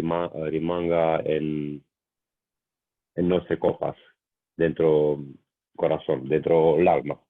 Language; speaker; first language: Spanish; non-native, learner; Italian